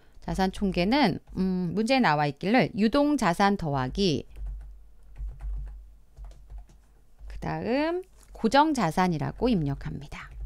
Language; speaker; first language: Korean; native; Korean